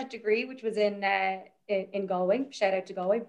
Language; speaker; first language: English; native; English